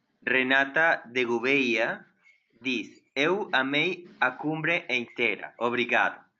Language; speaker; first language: Portuguese; non-native, learner; Spanish